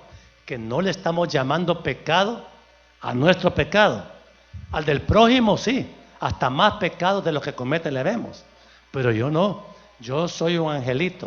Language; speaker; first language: Spanish; native; Spanish